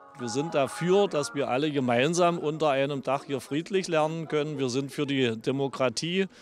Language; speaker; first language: German; native; German